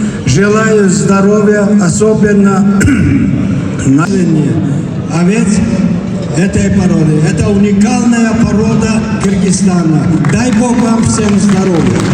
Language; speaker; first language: Russian; non-native, local second language; Kyrgyz